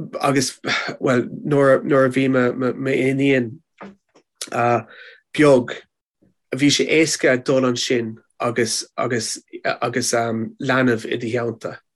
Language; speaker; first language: Irish; non-native, local second language; English